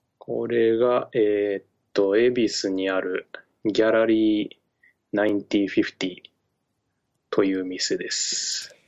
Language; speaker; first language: Japanese; native; Japanese